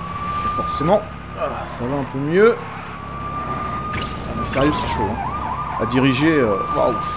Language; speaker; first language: French; native; French